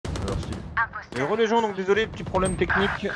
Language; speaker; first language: French; native; French